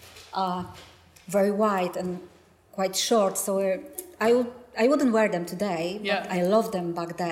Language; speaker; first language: English; non-native, fluent; Polish